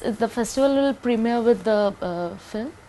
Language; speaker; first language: English; non-native, local second language; Hindi